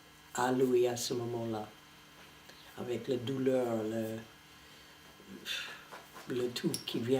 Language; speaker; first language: French; non-native, fluent; English